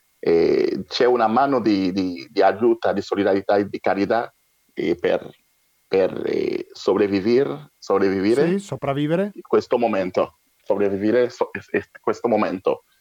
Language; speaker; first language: Italian; non-native, learner; French